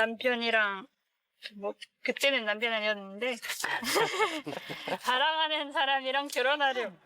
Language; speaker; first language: Korean; non-native, fluent; French